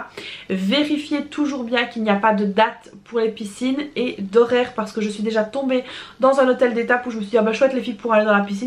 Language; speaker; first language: French; native; French